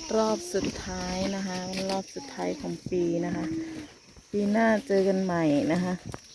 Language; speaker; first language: Thai; non-native, local second language; Akha